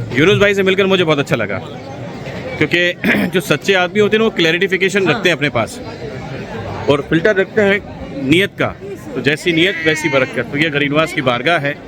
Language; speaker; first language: Hindi; native; Hindi